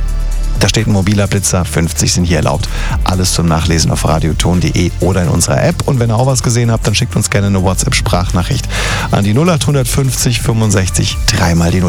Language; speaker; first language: German; native; German